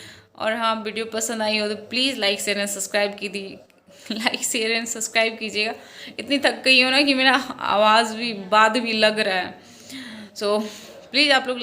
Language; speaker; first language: Hindi; non-native, local second language; Maithili